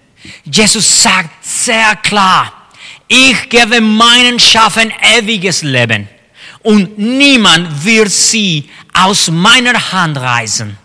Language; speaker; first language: German; non-native, fluent; Spanish